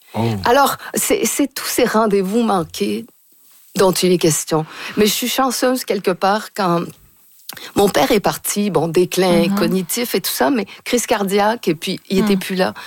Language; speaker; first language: French; native; French